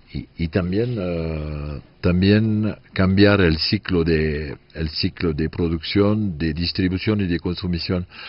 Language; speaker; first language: Spanish; non-native, fluent; French